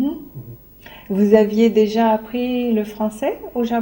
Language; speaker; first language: French; native; French